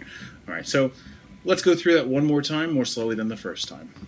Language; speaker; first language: English; native; English